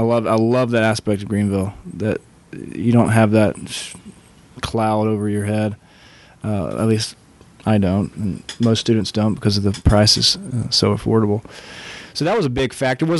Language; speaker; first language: English; native; English